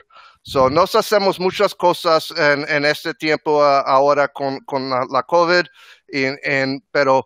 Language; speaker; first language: Spanish; non-native, learner; English